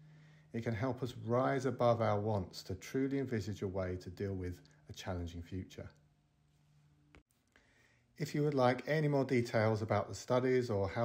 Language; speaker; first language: English; native; English